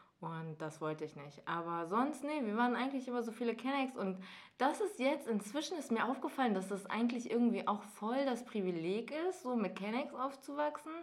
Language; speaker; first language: German; early bilingual, other home language; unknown